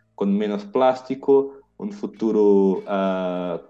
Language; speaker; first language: Spanish; non-native, learner; Portuguese